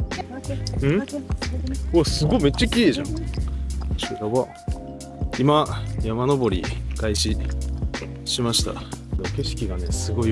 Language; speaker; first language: Japanese; native; Japanese